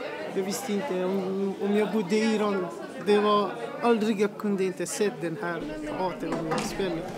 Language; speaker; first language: Swedish; non-native, learner; Persian